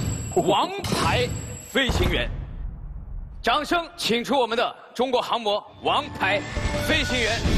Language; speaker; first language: Chinese; native; Chinese